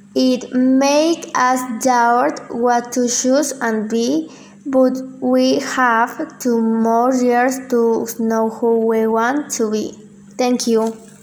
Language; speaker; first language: English; non-native, learner; Spanish